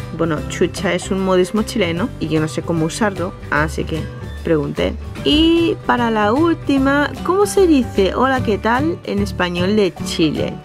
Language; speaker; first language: Spanish; non-native, fluent; Japanese